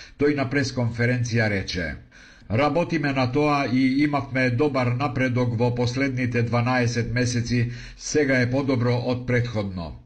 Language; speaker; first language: Macedonian; native; Macedonian